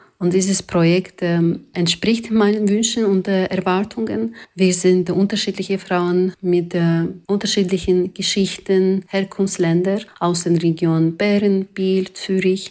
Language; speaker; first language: German; non-native, fluent; Azerbaijani